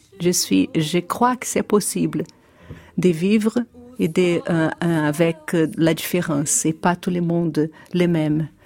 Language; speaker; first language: French; non-native, fluent; Portuguese